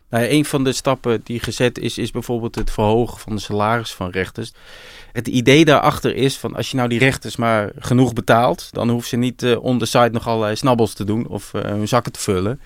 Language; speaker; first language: Dutch; native; Dutch